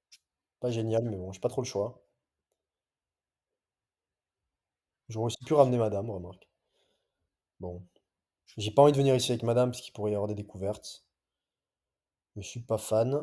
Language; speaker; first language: French; native; French